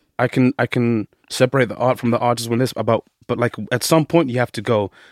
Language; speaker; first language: English; early bilingual, other home language; Shona